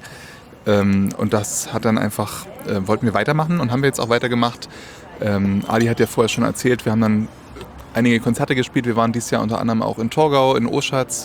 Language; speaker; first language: German; native; German